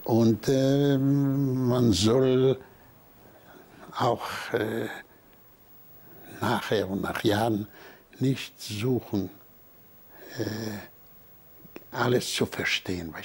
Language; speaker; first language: German; non-native, fluent; Polish